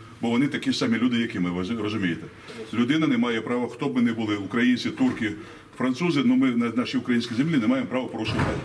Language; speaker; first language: Ukrainian; native; Ukrainian